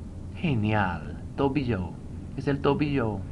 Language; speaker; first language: Spanish; non-native, fluent; English